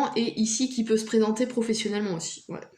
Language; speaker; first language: French; native; French